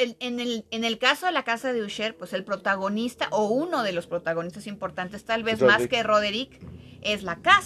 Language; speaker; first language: Spanish; native; Spanish